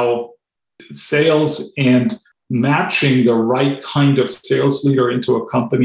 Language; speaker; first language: English; non-native, fluent; German